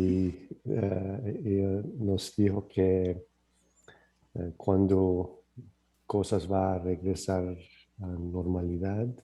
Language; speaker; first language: Spanish; non-native, learner; English